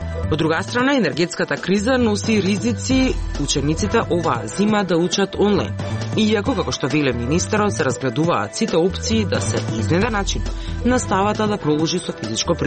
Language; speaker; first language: Macedonian; native; Macedonian